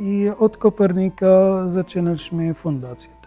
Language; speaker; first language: Polish; non-native, learner; Arabic